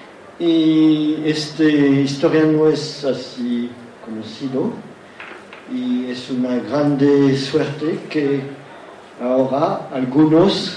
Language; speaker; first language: Spanish; non-native, learner; French